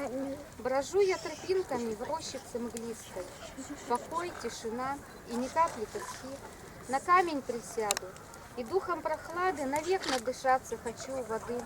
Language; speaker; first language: Russian; native; Russian